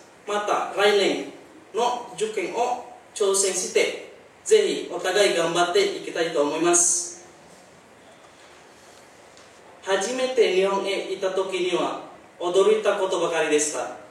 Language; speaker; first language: Japanese; non-native, learner; Indonesian